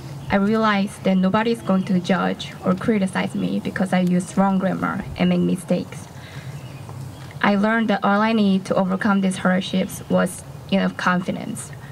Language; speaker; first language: English; non-native, fluent; Korean